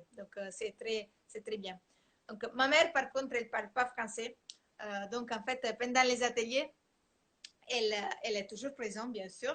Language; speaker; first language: French; non-native, fluent; Italian